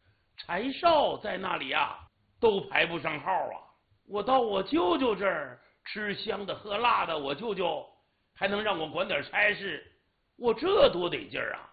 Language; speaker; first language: Chinese; native; Chinese